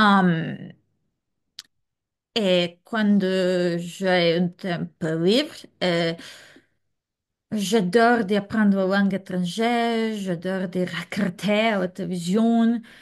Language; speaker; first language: French; non-native, learner; Serbian